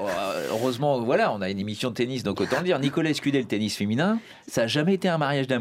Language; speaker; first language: French; native; French